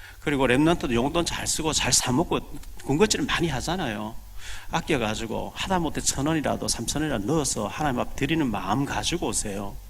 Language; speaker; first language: Korean; native; Korean